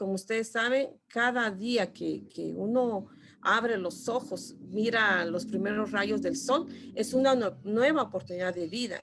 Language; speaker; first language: Spanish; non-native, local second language; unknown